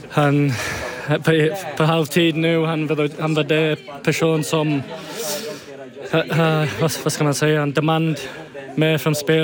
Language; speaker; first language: Swedish; non-native, fluent; English